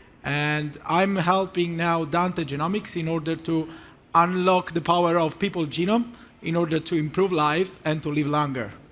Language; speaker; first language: English; non-native, fluent; Italian